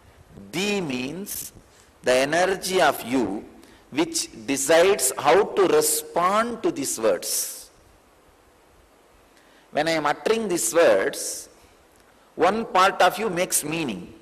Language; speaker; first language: English; non-native, local second language; Tamil